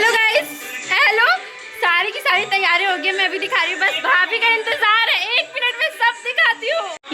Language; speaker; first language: Hindi; native; Hindi